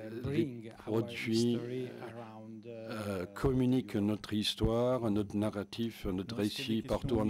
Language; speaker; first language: French; non-native, fluent; Italian